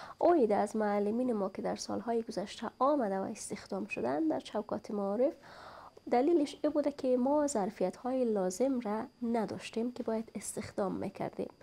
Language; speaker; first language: Persian; native; Persian